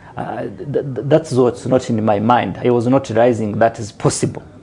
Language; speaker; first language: English; non-native, local second language; Kinyarwanda